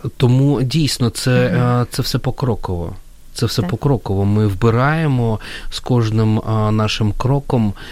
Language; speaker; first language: Ukrainian; non-native, local second language; Russian